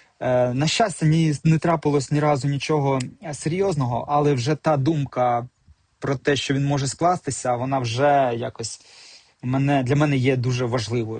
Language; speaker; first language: Ukrainian; native; Ukrainian